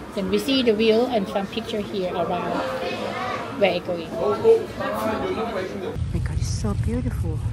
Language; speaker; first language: English; non-native, learner; Thai